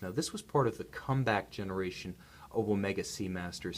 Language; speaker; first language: English; native; English